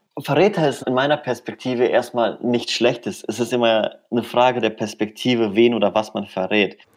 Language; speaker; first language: German; early bilingual, other home language; Russian